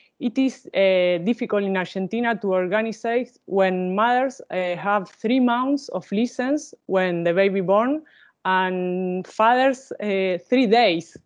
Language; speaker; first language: English; non-native, learner; Spanish